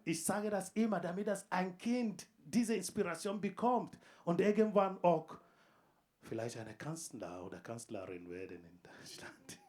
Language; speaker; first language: German; non-native, fluent; Igbo